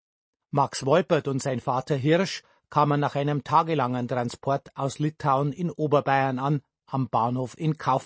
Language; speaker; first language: German; native; German